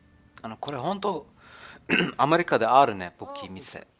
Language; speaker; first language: Japanese; non-native, learner; German